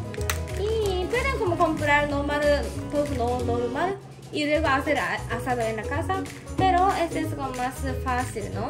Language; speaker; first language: Spanish; non-native, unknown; Japanese